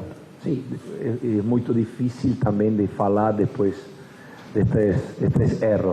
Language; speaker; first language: Portuguese; non-native, fluent; Spanish